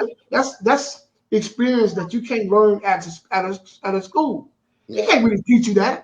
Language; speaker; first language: English; native; English